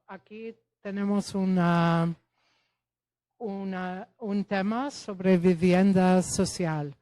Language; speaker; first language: Spanish; non-native, fluent; Polish